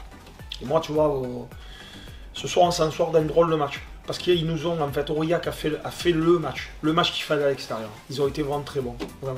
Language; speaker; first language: French; native; French